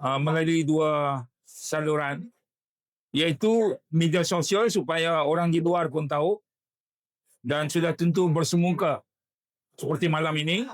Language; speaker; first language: Malay; native; Malay